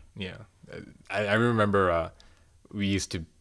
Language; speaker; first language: English; early bilingual, other home language; Korean